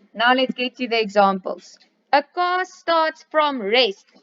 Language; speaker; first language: English; non-native, local second language; Afrikaans